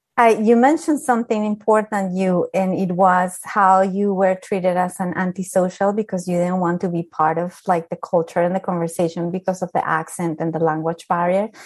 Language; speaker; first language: English; non-native, fluent; Spanish